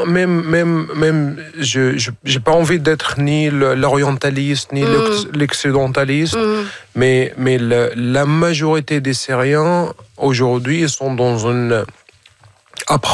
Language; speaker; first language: French; non-native, fluent; Arabic